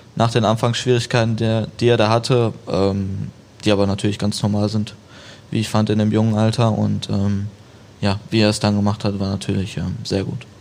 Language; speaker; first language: German; native; German